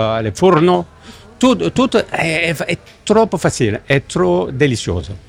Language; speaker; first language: Italian; non-native, learner; French